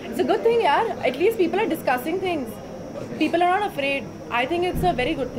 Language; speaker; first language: English; non-native, local second language; Hindi